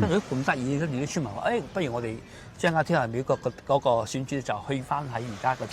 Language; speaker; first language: Cantonese; native; Cantonese